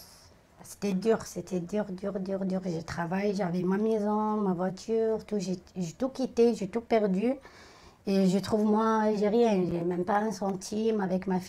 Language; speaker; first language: French; non-native, fluent; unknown